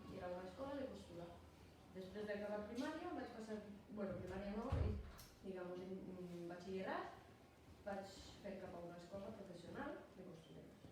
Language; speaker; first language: Catalan; non-native, fluent; Polish